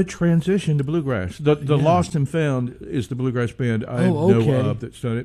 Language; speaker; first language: English; native; English